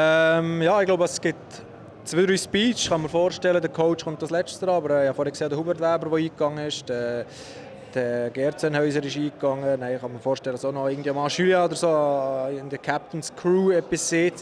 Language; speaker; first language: German; native; German